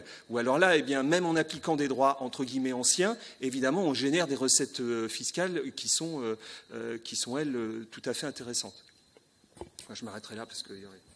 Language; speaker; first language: French; native; French